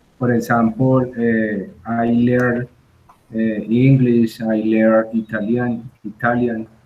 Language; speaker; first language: English; non-native, learner; Spanish